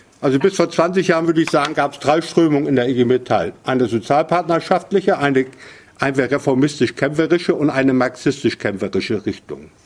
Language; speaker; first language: German; native; German